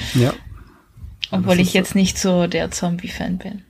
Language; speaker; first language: German; non-native, fluent; Czech